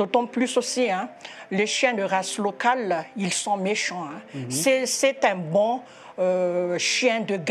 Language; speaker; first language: French; non-native, local second language; Malagasy